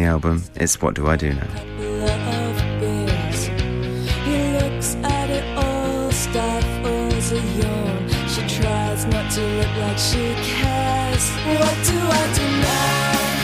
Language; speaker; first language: English; native; English